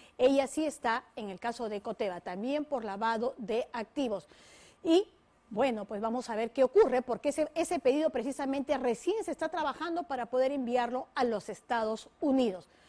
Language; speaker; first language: Spanish; native; Spanish